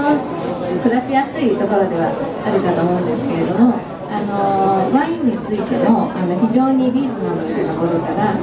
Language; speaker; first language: Japanese; native; Japanese